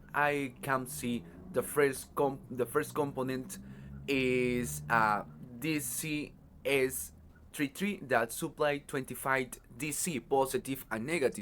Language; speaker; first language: English; non-native, learner; Spanish